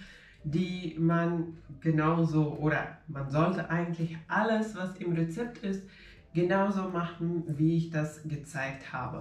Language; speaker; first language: German; non-native, fluent; Finnish